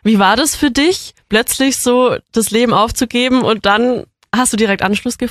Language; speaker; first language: German; native; German